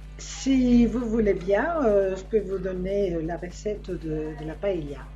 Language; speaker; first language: French; non-native, fluent; Spanish